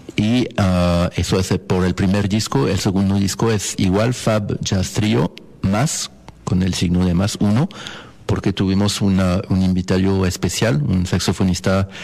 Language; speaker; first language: Spanish; non-native, fluent; French